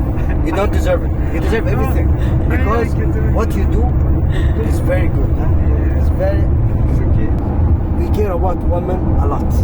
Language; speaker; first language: English; non-native, learner; Arabic